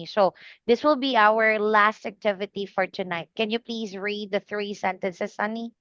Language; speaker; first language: English; non-native, fluent; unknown